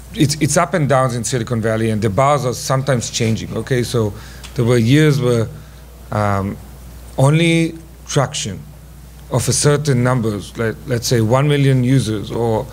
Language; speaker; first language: English; non-native, fluent; Hebrew